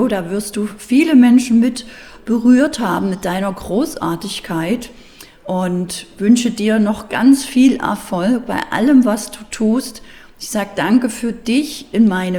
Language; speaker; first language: German; native; German